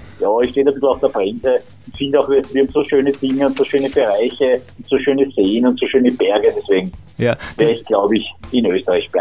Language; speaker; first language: German; native; German